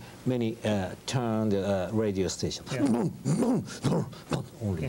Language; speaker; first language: English; non-native, learner; Japanese